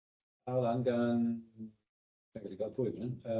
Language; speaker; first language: Welsh; native; Welsh